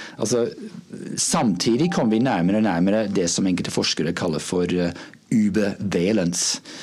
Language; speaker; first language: Norwegian; non-native, fluent; English